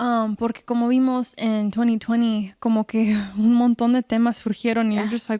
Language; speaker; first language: Spanish; early bilingual, heritage; Spanish